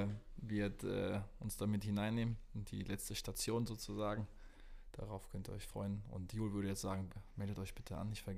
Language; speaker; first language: German; native; German